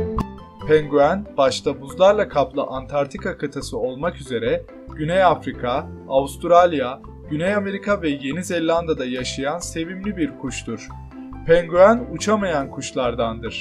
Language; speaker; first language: Turkish; native; Turkish